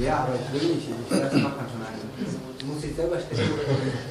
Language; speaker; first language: German; non-native, learner; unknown